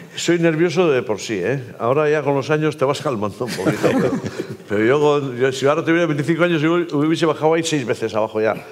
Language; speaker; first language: Spanish; native; Spanish